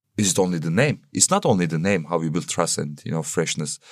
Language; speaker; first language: English; non-native, fluent; Turkish